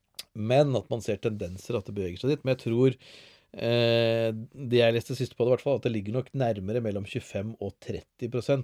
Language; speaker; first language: Norwegian; native; Norwegian